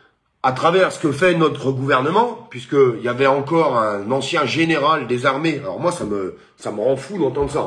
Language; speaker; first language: French; native; French